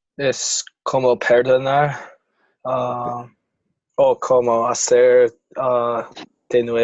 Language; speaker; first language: Spanish; non-native, learner; English